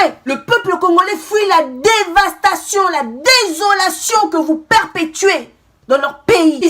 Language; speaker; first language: French; non-native, local second language; Kongo